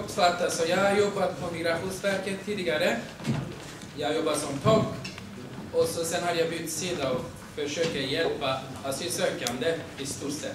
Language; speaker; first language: Swedish; non-native, fluent; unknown